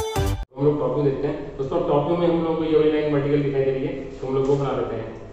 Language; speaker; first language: Hindi; native; Hindi